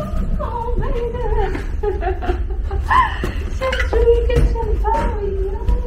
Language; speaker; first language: Chinese; non-native, fluent; Polish